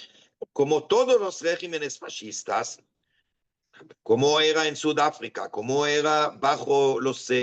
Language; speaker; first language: Spanish; non-native, fluent; Hebrew